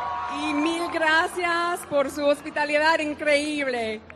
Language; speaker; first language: Spanish; non-native, fluent; English